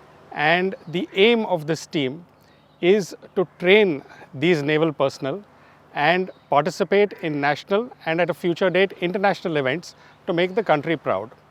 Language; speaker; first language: English; non-native, fluent; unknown